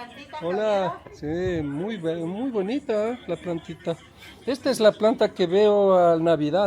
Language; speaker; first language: Spanish; non-native, learner; Portuguese